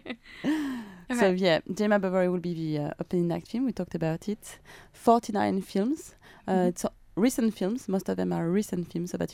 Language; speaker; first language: English; non-native, fluent; French